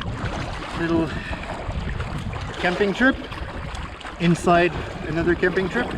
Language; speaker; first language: English; non-native, local second language; French